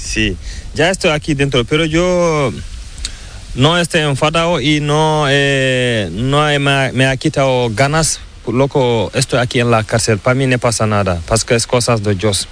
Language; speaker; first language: Spanish; non-native, learner; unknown